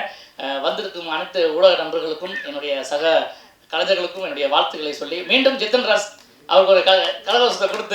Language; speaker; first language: Tamil; native; Tamil